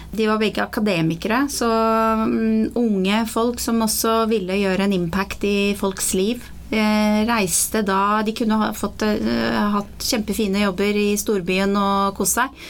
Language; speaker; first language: Norwegian; early bilingual, other home language; Persian